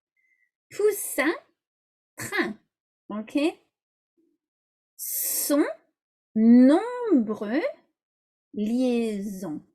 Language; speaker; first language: French; non-native, fluent; English